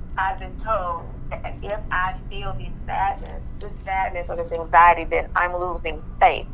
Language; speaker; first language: English; native; English